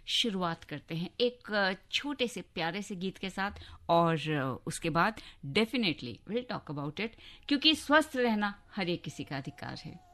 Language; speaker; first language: Hindi; native; Hindi